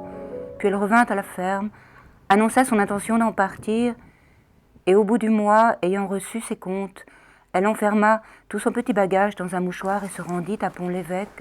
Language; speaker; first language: French; native; French